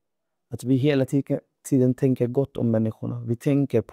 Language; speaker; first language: Swedish; non-native, fluent; Urdu